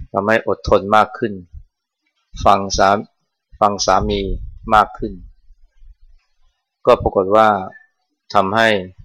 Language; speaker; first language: Thai; native; Thai